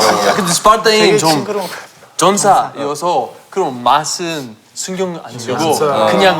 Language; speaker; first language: Korean; non-native, learner; Greek